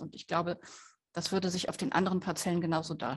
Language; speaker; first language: German; native; German